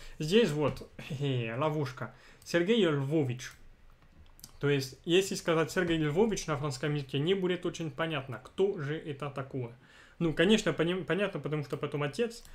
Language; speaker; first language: Russian; non-native, fluent; French